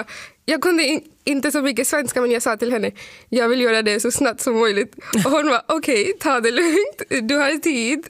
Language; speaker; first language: Swedish; non-native, fluent; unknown